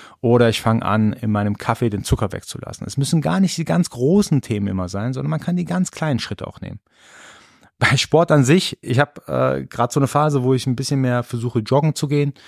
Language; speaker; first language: German; early bilingual, other home language; Persian